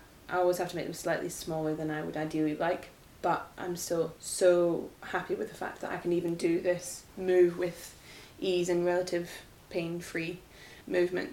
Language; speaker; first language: English; native; English